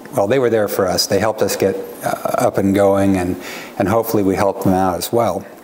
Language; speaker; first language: English; native; English